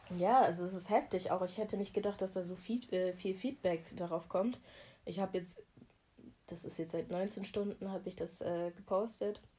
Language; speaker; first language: German; early bilingual, other home language; Akan